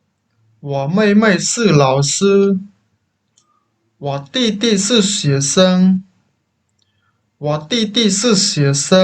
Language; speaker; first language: Chinese; non-native, fluent; Khmer